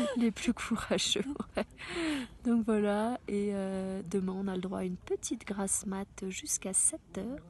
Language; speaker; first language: French; native; French